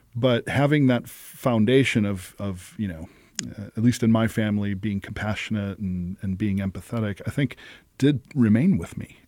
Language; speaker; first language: English; early bilingual, other home language; Italian